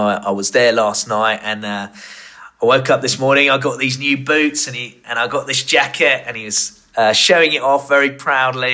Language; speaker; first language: English; native; English